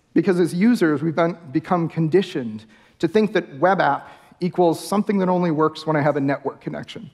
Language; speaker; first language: English; native; English